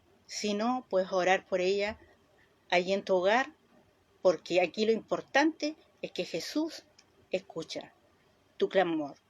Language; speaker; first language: Spanish; native; Spanish